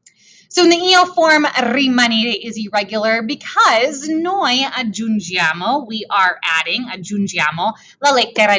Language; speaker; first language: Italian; non-native, fluent; English